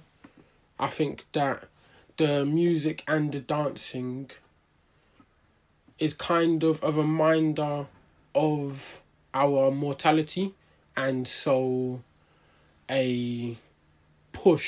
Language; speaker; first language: English; native; English